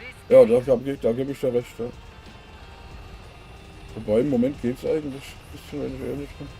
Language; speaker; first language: German; native; German